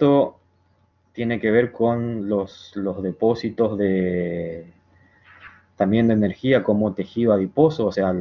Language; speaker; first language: Spanish; native; Spanish